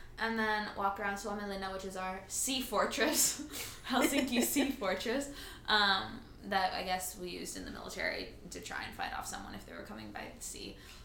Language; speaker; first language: English; early bilingual, other home language; Finnish